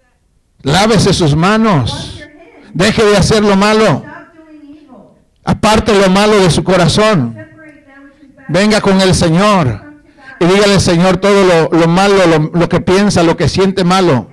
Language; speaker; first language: Spanish; native; Spanish